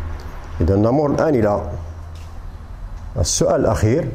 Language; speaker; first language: Arabic; native; Arabic